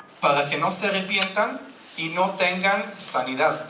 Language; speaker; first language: Spanish; non-native, fluent; Hebrew